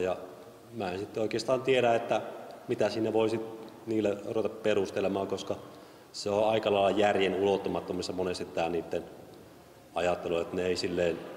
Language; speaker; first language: Finnish; native; Finnish